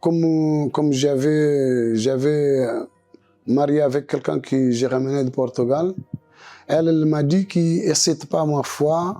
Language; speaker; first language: French; non-native, local second language; Portuguese